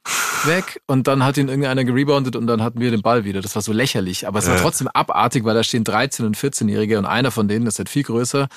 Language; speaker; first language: German; native; German